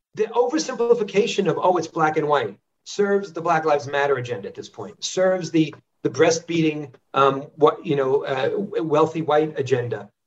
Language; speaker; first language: English; native; English